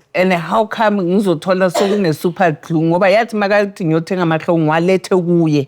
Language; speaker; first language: Zulu; native; Zulu